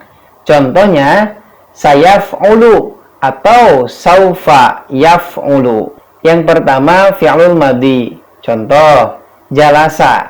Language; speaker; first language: Indonesian; native; Indonesian